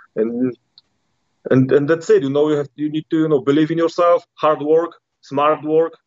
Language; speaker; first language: English; non-native, learner; Polish